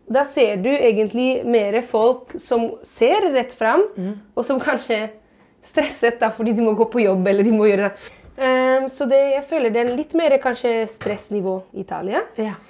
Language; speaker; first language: Norwegian; non-native, fluent; Italian